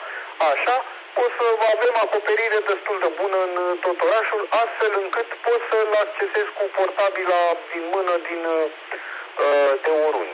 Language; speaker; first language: Romanian; native; Romanian